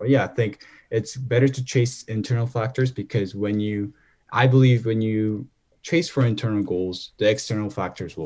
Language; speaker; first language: English; non-native, fluent; Korean